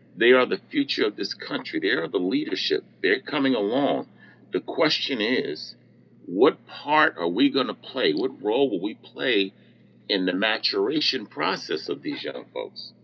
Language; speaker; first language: English; native; English